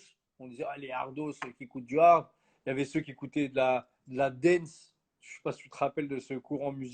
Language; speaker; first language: French; native; French